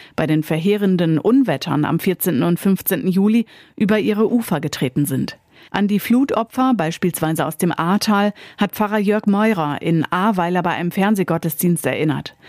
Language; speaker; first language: German; native; German